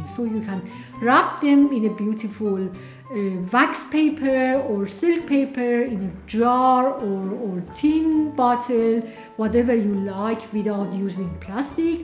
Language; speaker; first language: English; non-native, fluent; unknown